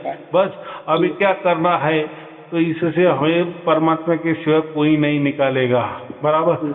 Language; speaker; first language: Hindi; native; Hindi